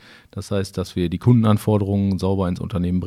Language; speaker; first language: German; native; German